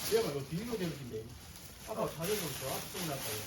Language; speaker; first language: Korean; native; Korean